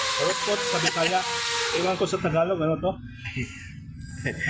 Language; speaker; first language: Filipino; non-native, local second language; Cebuano